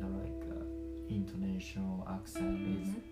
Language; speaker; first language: English; non-native, learner; Japanese